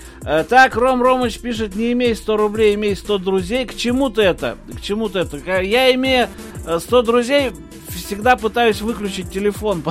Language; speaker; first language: Russian; native; Russian